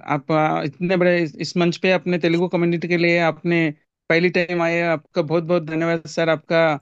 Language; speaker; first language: Hindi; non-native, local second language; Telugu